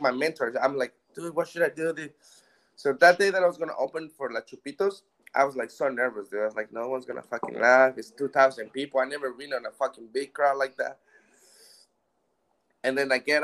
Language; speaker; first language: English; non-native, fluent; Spanish